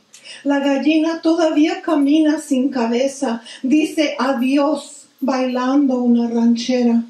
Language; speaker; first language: Spanish; early bilingual, heritage; Spanish